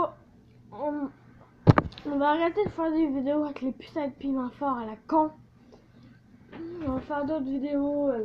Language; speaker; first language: French; native; French